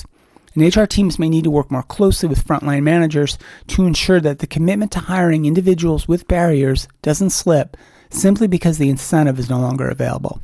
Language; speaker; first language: English; native; English